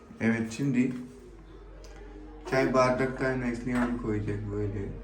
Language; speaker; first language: Turkish; non-native, learner; Urdu